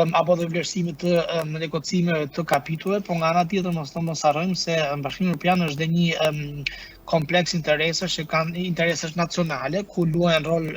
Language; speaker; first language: Albanian; native; Albanian